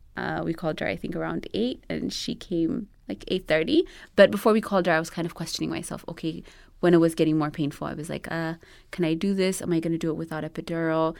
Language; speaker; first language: English; non-native, local second language; Amharic